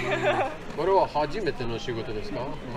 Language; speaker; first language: Japanese; non-native, learner; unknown